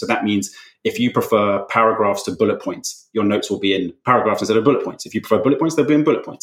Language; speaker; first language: English; native; English